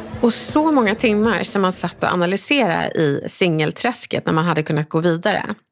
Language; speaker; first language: Swedish; native; Swedish